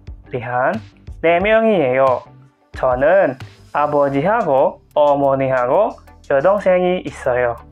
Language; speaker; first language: Korean; non-native, fluent; Indonesian